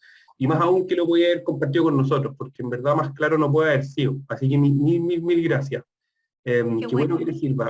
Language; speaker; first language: Spanish; native; Spanish